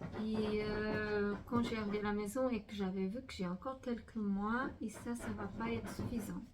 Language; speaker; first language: French; non-native, fluent; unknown